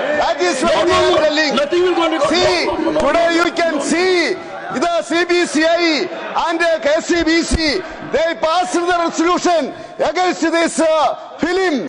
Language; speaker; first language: English; non-native, local second language; Malayalam